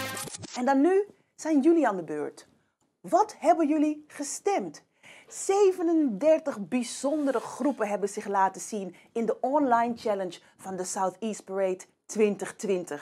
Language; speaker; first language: Dutch; native; Dutch